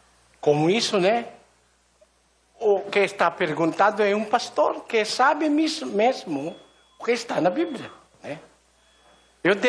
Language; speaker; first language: Portuguese; non-native, learner; Filipino